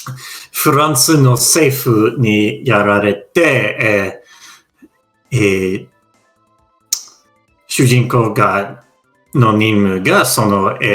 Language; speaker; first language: Japanese; non-native, fluent; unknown